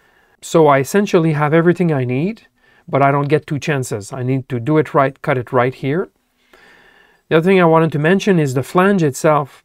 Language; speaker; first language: English; non-native, local second language; French